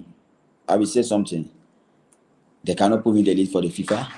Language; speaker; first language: English; non-native, learner; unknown